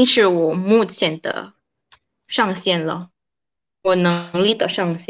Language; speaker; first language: Chinese; early bilingual, heritage; Chinese